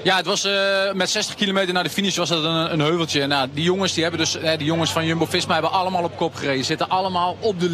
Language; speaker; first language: Dutch; native; Dutch